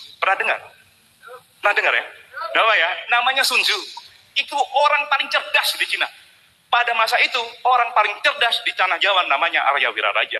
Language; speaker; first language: Indonesian; native; Indonesian